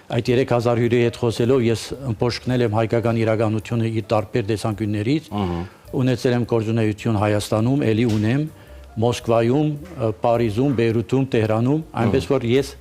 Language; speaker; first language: Armenian; early bilingual, heritage; Armenian